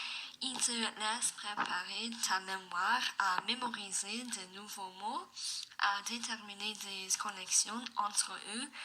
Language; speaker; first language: French; non-native, learner; English